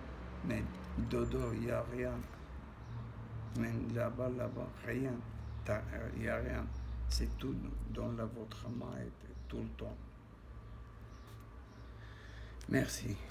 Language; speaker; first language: French; non-native, learner; Armenian